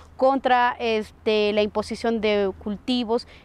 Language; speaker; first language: Spanish; native; Spanish